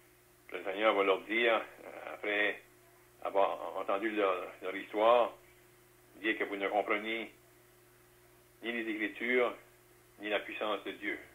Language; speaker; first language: French; native; French